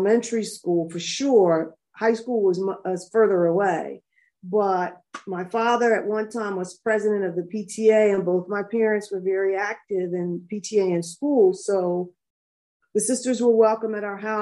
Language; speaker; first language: English; native; English